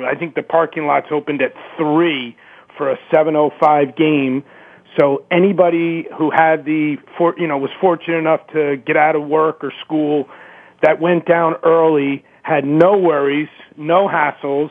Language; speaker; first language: English; native; English